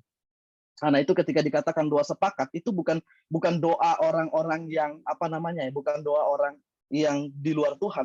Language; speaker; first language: Indonesian; native; Indonesian